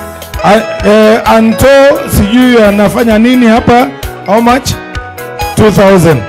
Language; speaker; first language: Swahili; non-native, local second language; Kalenjin